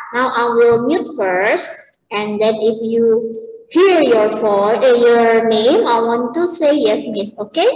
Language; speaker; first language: English; non-native, learner; Indonesian